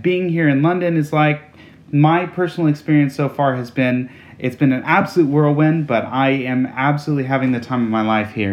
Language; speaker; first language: English; native; English